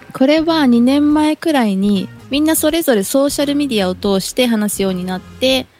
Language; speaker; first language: Japanese; early bilingual, other home language; Portuguese